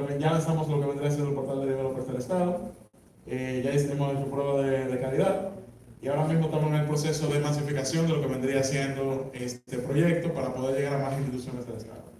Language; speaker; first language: Spanish; native; Spanish